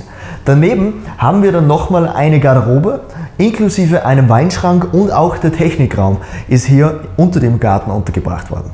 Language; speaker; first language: German; native; German